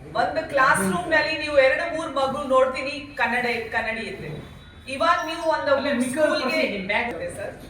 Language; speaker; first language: Kannada; non-native, learner; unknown